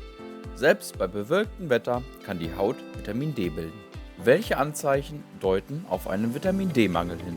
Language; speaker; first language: German; native; German